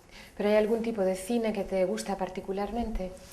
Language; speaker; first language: Spanish; native; Spanish